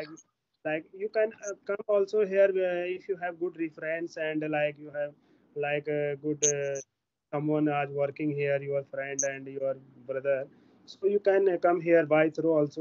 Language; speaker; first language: English; non-native, learner; Hindi